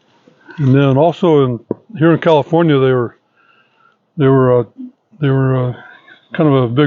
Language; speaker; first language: English; native; English